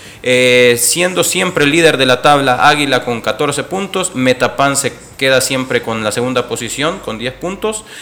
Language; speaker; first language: Spanish; native; Spanish